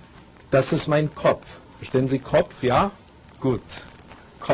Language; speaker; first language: German; non-native, fluent; English